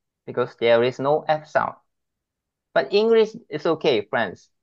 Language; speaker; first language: English; non-native, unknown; Korean